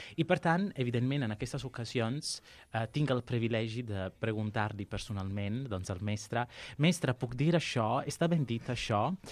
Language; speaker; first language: Catalan; non-native, fluent; Sicilian